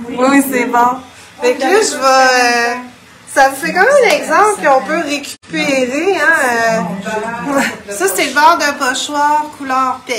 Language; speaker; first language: French; native; French